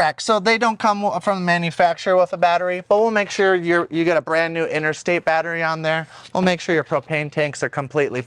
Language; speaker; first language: English; native; English